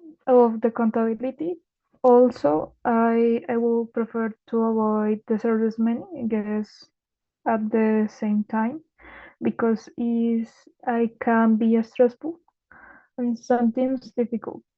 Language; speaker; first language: English; non-native, learner; Spanish